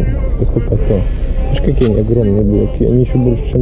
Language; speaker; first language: Russian; native; Russian